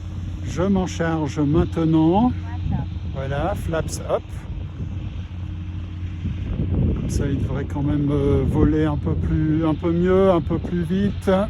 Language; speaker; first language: French; native; French